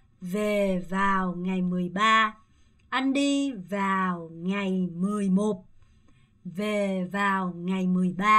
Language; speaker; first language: Vietnamese; non-native, fluent; Korean